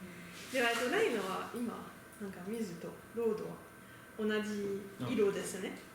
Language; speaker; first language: Japanese; non-native, learner; French